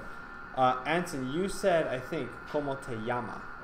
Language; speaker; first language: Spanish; non-native, fluent; English